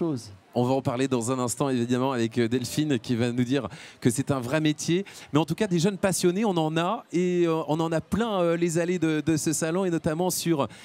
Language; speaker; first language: French; native; French